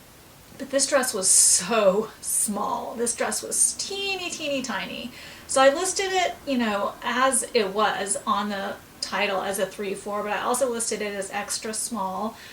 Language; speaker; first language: English; native; English